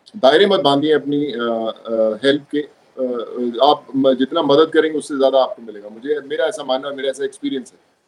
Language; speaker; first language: Hindi; non-native, local second language; Punjabi